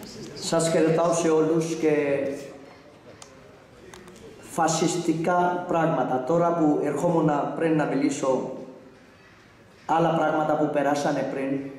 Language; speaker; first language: Greek; non-native, learner; Urdu